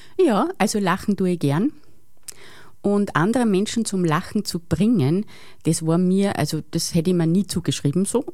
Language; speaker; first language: German; native; German